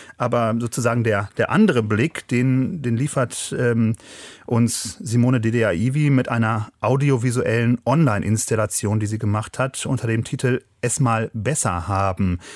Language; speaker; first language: German; native; German